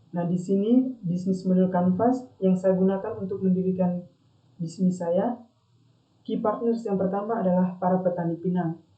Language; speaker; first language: Indonesian; non-native, local second language; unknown